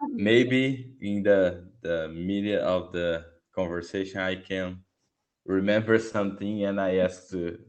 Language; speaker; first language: English; non-native, learner; Portuguese